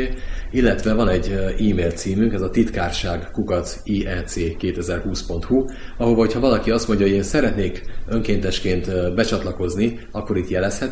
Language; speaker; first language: Hungarian; native; Hungarian